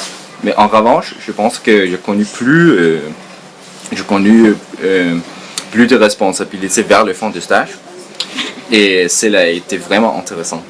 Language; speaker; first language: French; non-native, fluent; Danish